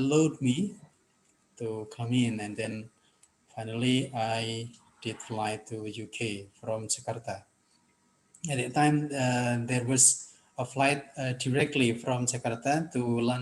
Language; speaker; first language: English; non-native, fluent; Indonesian